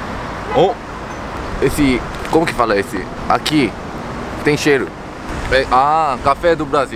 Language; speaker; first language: Portuguese; non-native, learner; Korean